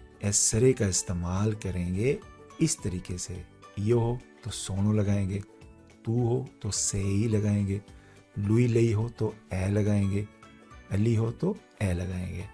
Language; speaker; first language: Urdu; non-native, local second language; Punjabi